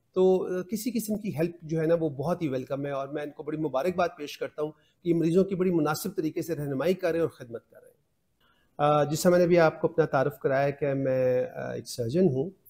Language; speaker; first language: Urdu; non-native, local second language; Punjabi